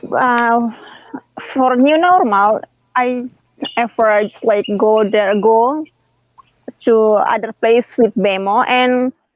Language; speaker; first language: English; non-native, learner; Indonesian